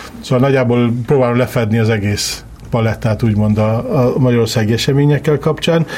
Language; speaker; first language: Hungarian; early bilingual, heritage; Hungarian